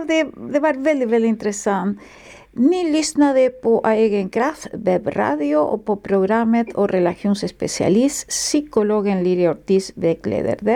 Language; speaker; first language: Swedish; non-native, fluent; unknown